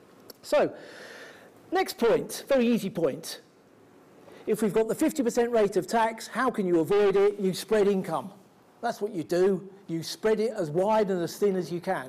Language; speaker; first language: English; native; English